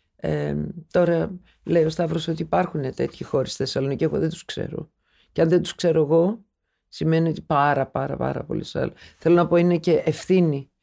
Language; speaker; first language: Greek; early bilingual, other home language; Turkish